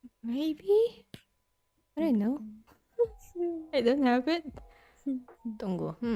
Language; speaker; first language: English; non-native, fluent; Indonesian